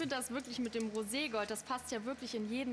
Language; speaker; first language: German; native; German